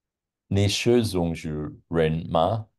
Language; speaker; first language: Chinese; non-native, learner; English